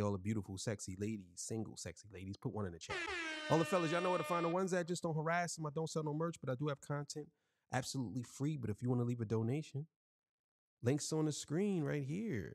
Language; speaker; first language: English; native; English